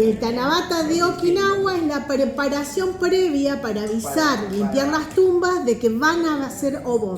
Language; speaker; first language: Spanish; native; Spanish